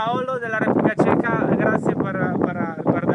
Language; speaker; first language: Italian; non-native, learner; Czech